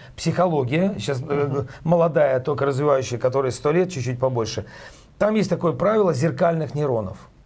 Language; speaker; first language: Russian; native; Russian